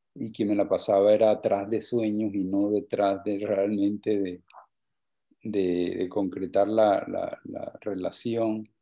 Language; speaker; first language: Spanish; native; Spanish